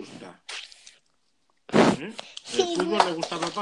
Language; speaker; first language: Spanish; native; Spanish